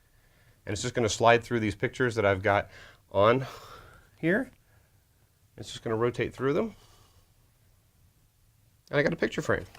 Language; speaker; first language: English; native; English